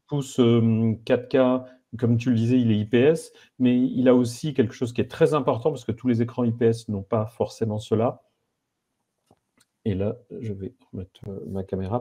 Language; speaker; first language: French; native; French